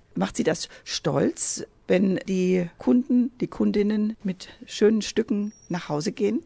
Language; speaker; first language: German; native; German